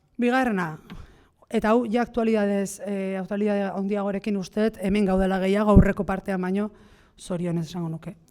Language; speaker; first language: Basque; native; Basque